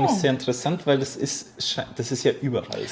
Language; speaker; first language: German; native; German